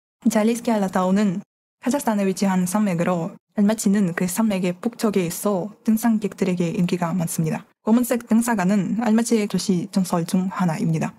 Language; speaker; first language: Korean; non-native, fluent; Kazakh